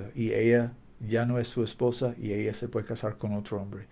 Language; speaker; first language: Spanish; non-native, learner; English